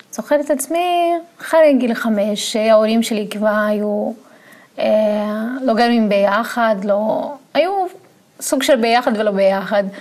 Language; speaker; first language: Hebrew; non-native, fluent; Portuguese